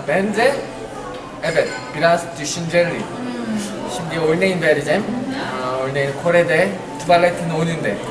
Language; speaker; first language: Turkish; non-native, learner; Korean